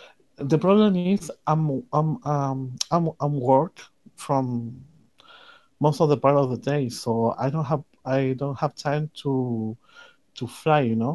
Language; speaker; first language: English; non-native, learner; Spanish